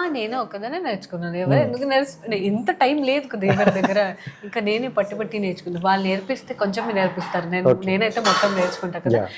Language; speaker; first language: Telugu; non-native, fluent; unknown